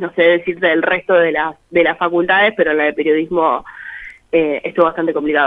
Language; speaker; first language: Spanish; native; Spanish